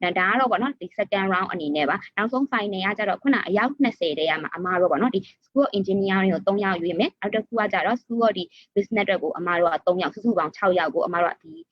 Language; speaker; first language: Burmese; native; Burmese